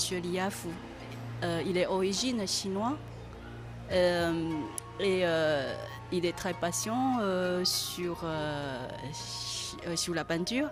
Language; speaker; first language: French; non-native, learner; Chinese